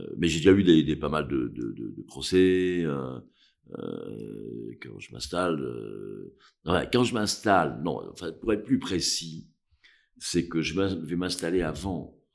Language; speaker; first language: French; native; French